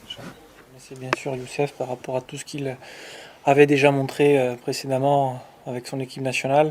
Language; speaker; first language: French; native; French